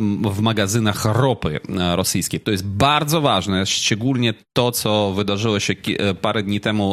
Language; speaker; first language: Polish; non-native, fluent; Ukrainian